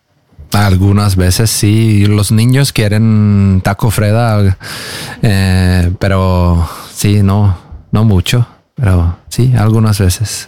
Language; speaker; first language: Spanish; non-native, learner; Norwegian